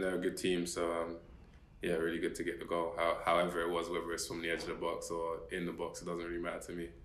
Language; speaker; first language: English; native; English